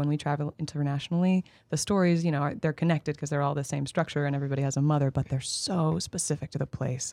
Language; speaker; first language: English; native; English